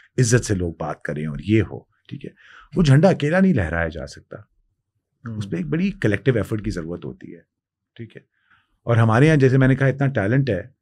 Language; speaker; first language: Urdu; non-native, local second language; Sindhi